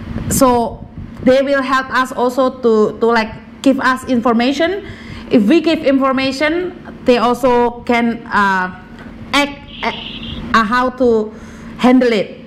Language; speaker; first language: English; non-native, learner; Javanese